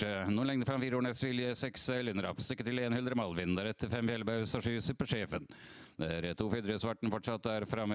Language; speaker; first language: Norwegian; native; Norwegian